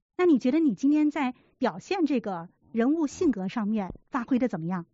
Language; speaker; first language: Chinese; native; Chinese